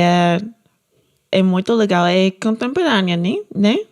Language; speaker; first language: Portuguese; non-native, learner; English